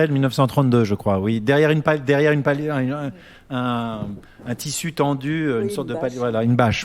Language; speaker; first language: French; native; French